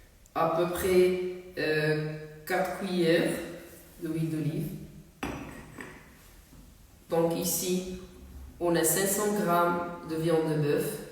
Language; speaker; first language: French; non-native, local second language; Arabic